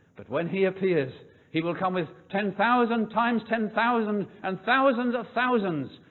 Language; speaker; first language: English; native; English